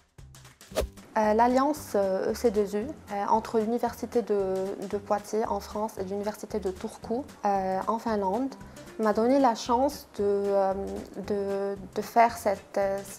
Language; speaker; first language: French; non-native, local second language; Arabic